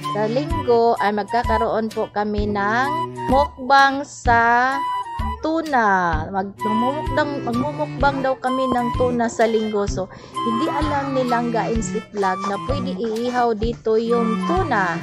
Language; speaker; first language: Filipino; non-native, local second language; Cebuano